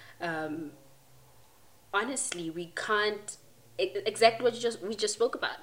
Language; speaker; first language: English; non-native, local second language; Tswana